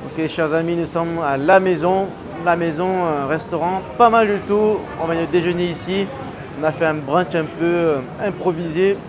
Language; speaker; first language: French; native; French